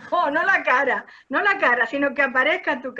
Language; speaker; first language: Spanish; native; Spanish